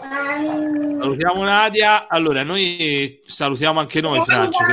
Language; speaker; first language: Italian; native; Italian